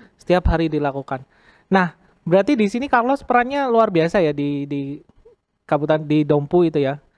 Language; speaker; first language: Indonesian; native; Indonesian